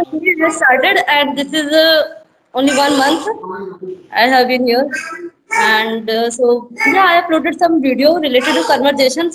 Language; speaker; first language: English; non-native, learner; Hindi